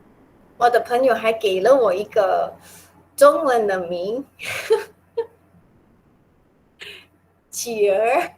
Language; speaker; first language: Chinese; non-native, local second language; Min Nan Chinese